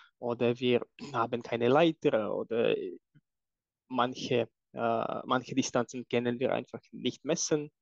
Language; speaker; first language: German; non-native, fluent; Czech